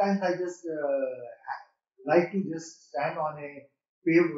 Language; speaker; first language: English; non-native, local second language; Persian